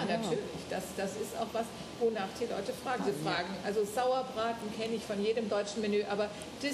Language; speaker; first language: German; native; German